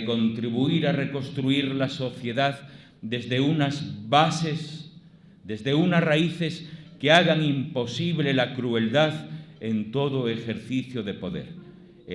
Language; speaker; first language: Spanish; native; Spanish